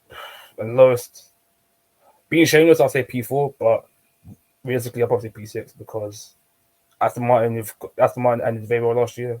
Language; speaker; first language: English; native; English